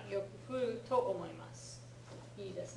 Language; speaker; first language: Japanese; non-native, fluent; English